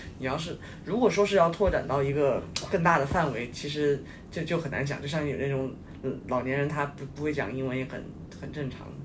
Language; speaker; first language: Chinese; native; Chinese